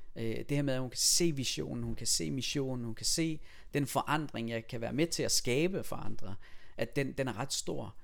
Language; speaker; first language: Danish; early bilingual, other home language; Persian